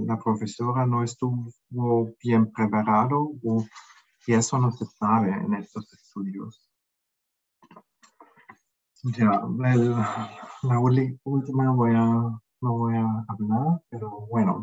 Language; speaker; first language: Spanish; non-native, fluent; German